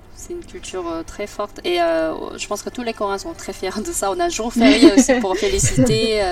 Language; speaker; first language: French; non-native, fluent; Korean